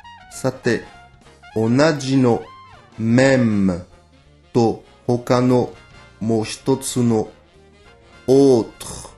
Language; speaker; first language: Japanese; non-native, fluent; French